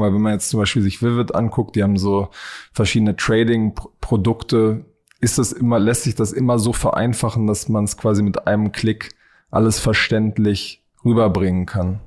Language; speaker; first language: German; native; German